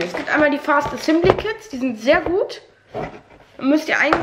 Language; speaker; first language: German; native; German